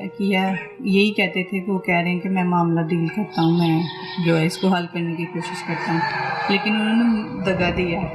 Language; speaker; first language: Urdu; non-native, local second language; Punjabi